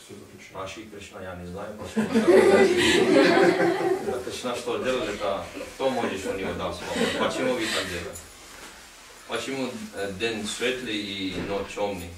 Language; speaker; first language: Russian; non-native, learner; Hindi